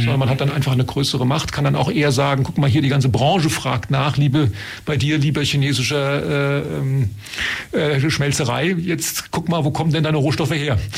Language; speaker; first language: German; native; German